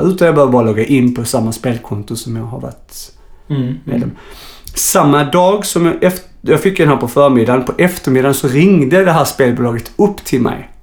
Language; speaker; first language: Swedish; native; Swedish